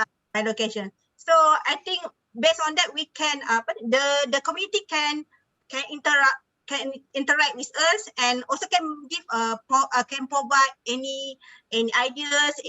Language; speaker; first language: English; non-native, learner; Malay